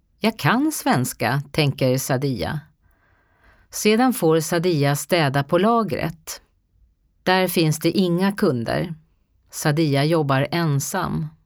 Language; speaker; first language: Swedish; native; Swedish